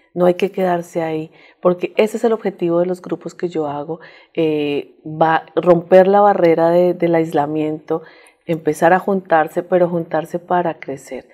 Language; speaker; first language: Spanish; native; Spanish